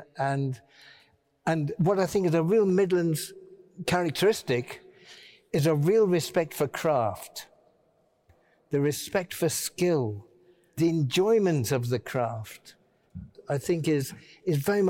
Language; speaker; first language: English; native; English